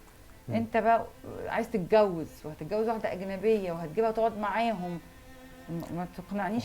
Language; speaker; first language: Arabic; native; Arabic